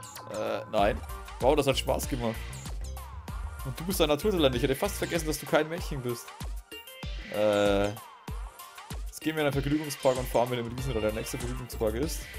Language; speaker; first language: German; native; German